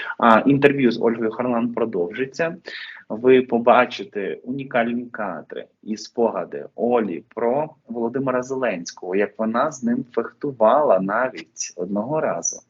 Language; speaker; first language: Ukrainian; native; Ukrainian